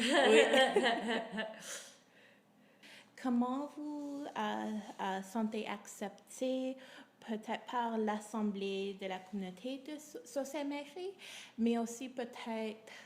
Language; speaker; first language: French; non-native, local second language; English